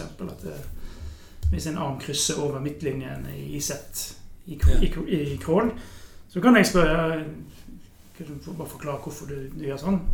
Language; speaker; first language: Norwegian; native; Norwegian